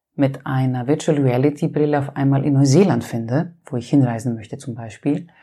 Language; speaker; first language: German; non-native, fluent; Greek